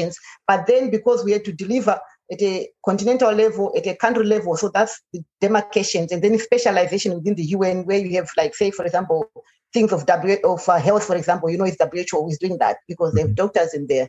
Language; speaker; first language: English; non-native, local second language; Shona